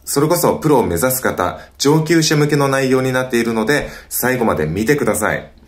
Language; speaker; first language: Japanese; native; Japanese